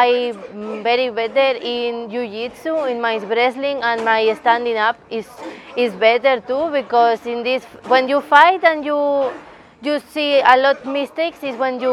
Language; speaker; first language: English; non-native, learner; Spanish